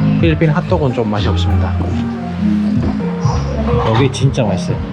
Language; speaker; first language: Korean; native; Korean